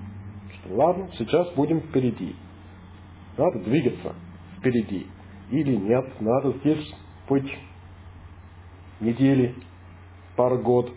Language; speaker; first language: Russian; non-native, fluent; English